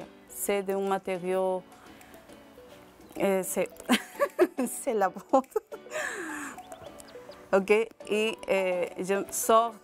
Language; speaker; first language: French; non-native, learner; Spanish